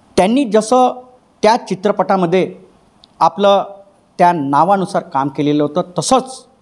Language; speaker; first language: Marathi; native; Marathi